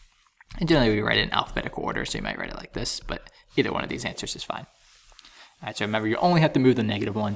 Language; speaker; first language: English; native; English